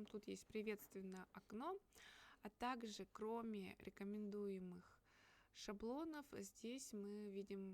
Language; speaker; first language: Russian; native; Russian